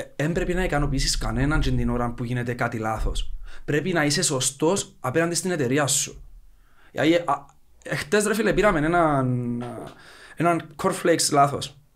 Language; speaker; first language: Greek; native; Greek